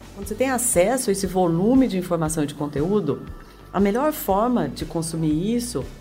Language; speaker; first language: Portuguese; native; Portuguese